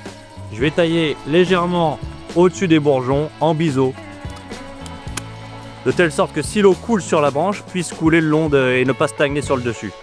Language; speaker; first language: French; native; French